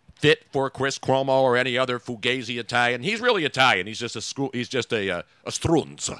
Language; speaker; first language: English; early bilingual, other home language; Italian